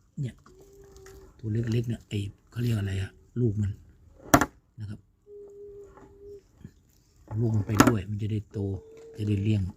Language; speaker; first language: Thai; native; Thai